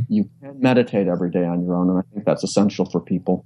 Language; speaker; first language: English; native; English